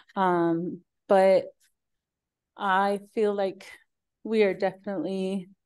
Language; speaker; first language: English; native; English